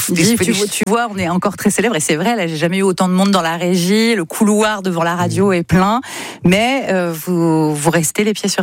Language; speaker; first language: French; native; French